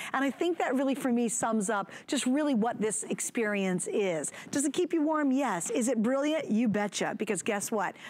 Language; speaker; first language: English; native; English